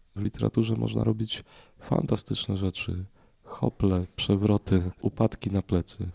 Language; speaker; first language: Polish; native; Polish